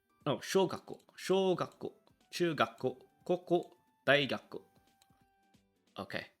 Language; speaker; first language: Japanese; non-native, learner; English